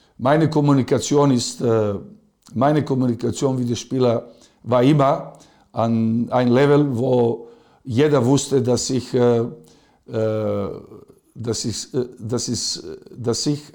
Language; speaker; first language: German; non-native, fluent; Serbian